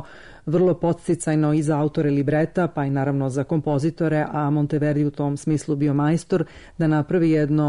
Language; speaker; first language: Serbian; native; Serbian